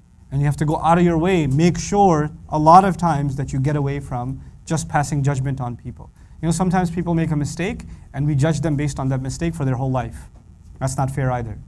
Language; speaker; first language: English; native; English